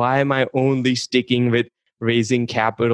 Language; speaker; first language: English; non-native, local second language; Gujarati